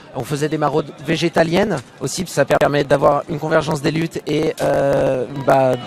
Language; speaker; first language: French; native; French